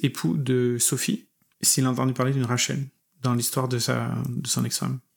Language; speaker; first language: French; native; French